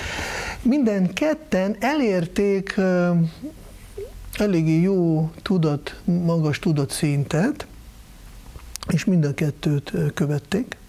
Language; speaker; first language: Hungarian; non-native, fluent; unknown